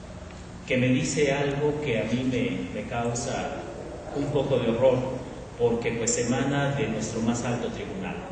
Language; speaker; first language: Spanish; native; Spanish